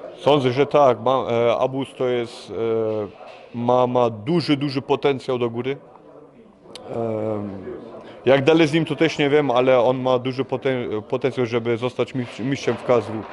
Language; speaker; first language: Polish; early bilingual, heritage; Polish